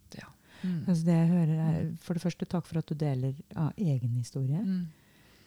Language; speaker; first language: Norwegian; native; Norwegian